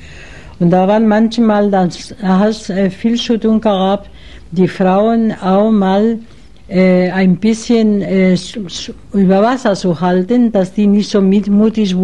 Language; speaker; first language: German; non-native, fluent; Spanish